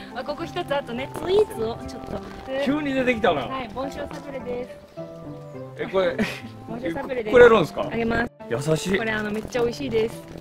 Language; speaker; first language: Japanese; native; Japanese